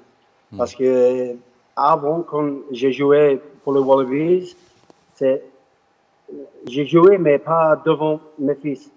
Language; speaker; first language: French; non-native, learner; English